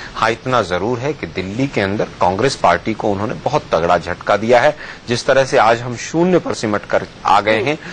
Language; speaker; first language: Hindi; native; Hindi